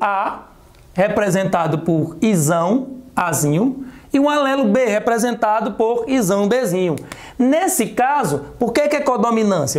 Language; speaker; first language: Portuguese; native; Portuguese